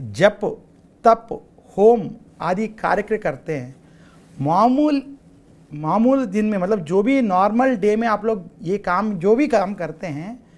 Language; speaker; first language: Hindi; non-native, local second language; Telugu